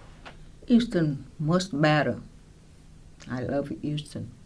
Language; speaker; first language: English; non-native, local second language; Vietnamese